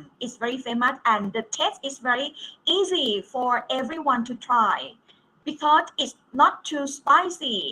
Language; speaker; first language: English; non-native, fluent; Thai